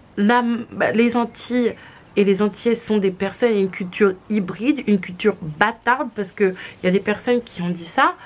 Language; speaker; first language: French; native; French